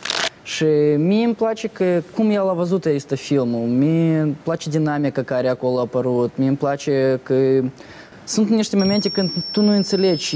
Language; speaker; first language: Romanian; non-native, local second language; Russian